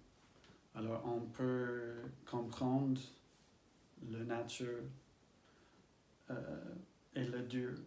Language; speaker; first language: French; non-native, learner; English